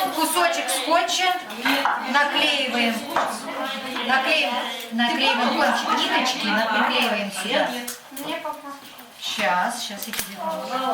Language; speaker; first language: Russian; native; Russian